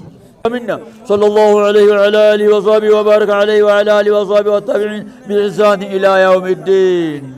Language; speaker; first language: Arabic; non-native, fluent; Oromo